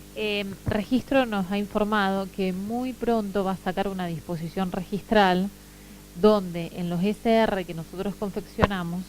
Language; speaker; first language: Spanish; native; Spanish